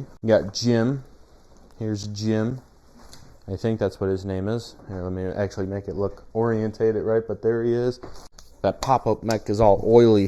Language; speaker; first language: English; native; English